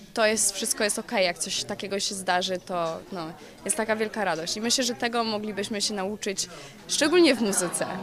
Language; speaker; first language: Polish; early bilingual, other home language; English